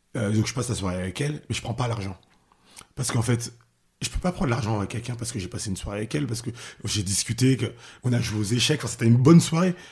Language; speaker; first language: French; early bilingual, other home language; Haitian Creole